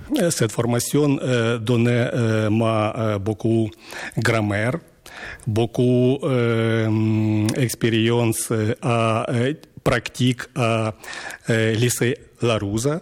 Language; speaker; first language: French; non-native, learner; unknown